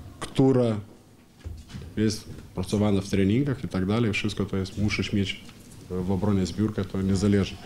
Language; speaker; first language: Polish; non-native, learner; Ukrainian